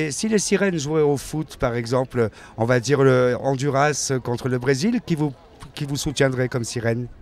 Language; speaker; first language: French; native; French